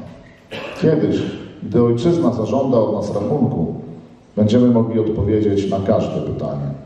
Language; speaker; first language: Polish; native; Polish